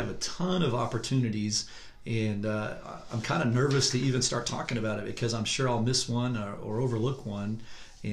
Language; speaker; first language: English; native; English